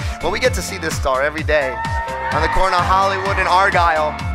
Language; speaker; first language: English; native; English